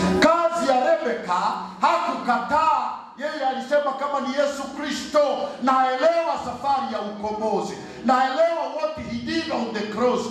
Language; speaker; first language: Swahili; non-native, local second language; Gusii